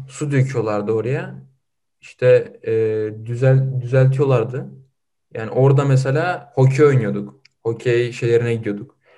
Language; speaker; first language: Turkish; early bilingual, other home language; Russian